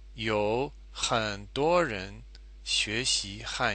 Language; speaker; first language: Chinese; non-native, fluent; English